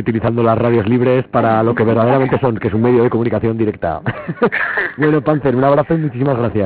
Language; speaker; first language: Spanish; native; Spanish